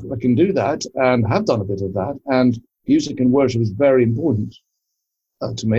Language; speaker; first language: English; native; English